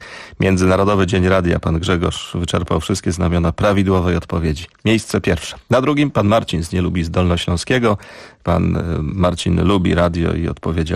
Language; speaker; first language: Polish; native; Polish